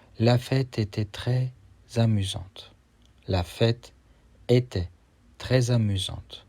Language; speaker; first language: French; non-native, fluent; Turkish